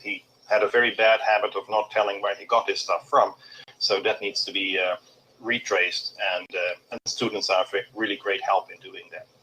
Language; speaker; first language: English; non-native, fluent; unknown